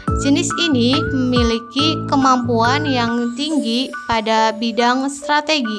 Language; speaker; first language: Indonesian; native; Indonesian